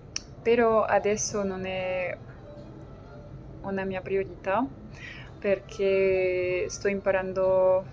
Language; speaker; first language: Italian; non-native, learner; French